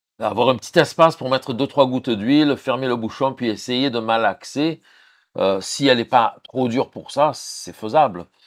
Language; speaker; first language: French; native; French